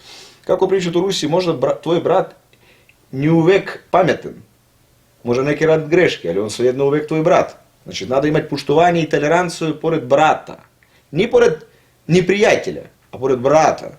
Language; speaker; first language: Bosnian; non-native, learner; Russian